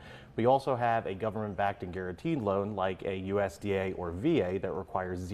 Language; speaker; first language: English; native; English